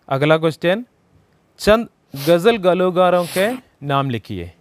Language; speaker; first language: Hindi; non-native, local second language; Malayalam